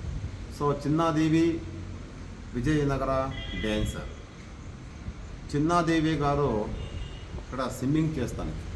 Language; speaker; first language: Telugu; non-native, local second language; Kannada